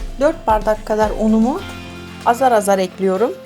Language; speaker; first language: Turkish; native; Turkish